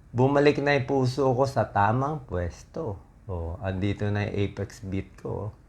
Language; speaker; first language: Filipino; native; Filipino